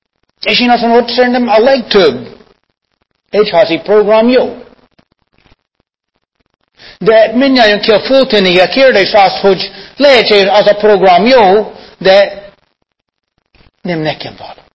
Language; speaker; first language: Hungarian; non-native, fluent; English